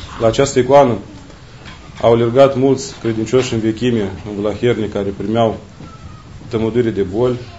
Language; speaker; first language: Romanian; native; Romanian